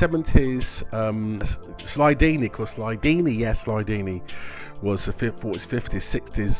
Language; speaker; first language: English; native; English